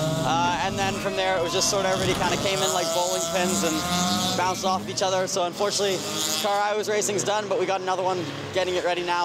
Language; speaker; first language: English; native; English